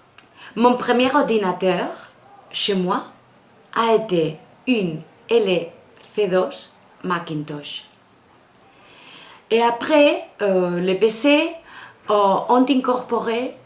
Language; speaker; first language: French; non-native, learner; Spanish